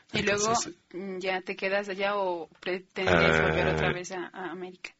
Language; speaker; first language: Spanish; native; Spanish